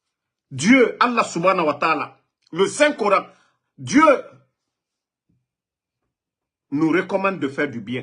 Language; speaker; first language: French; non-native, local second language; Mandingo